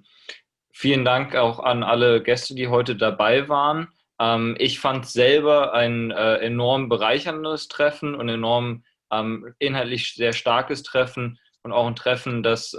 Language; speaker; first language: German; native; German